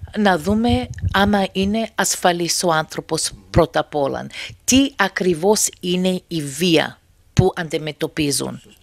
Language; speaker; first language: Greek; early bilingual, heritage; Greek